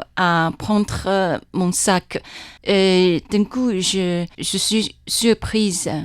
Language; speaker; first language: French; non-native, fluent; Chinese